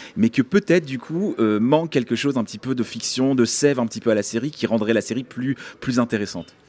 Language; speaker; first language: French; native; French